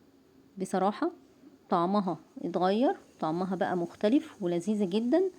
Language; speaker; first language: Arabic; native; Arabic